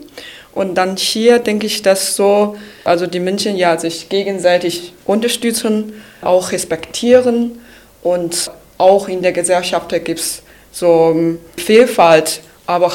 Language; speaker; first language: German; non-native, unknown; Chinese